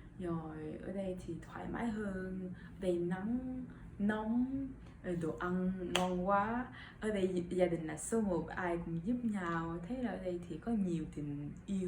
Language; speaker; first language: Vietnamese; early bilingual, heritage; French